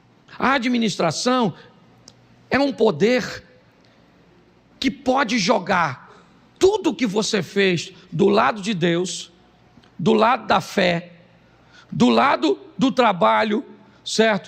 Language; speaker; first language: Portuguese; native; Portuguese